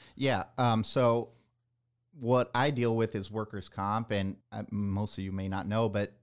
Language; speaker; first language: English; early bilingual, other home language; Spanish